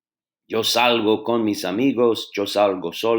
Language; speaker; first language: Spanish; non-native, fluent; English